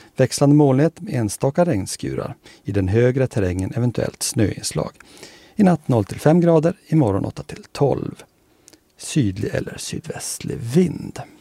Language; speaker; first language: Swedish; native; Swedish